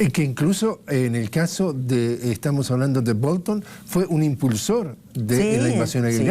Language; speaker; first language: Spanish; native; Spanish